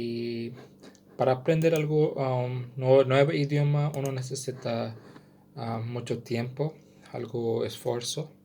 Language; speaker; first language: Spanish; non-native, learner; Sindhi